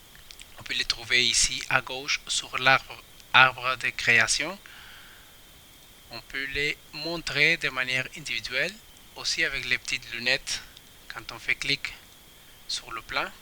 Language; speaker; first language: French; non-native, fluent; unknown